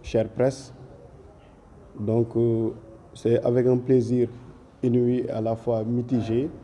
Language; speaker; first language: French; non-native, local second language; Wolof